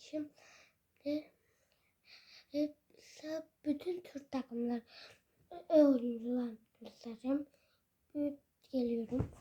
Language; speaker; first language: Turkish; early bilingual, heritage; Turkish